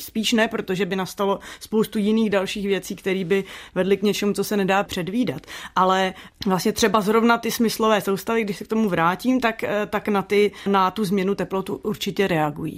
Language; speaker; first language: Czech; native; Czech